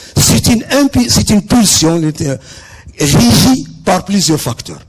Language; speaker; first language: French; non-native, local second language; Arabic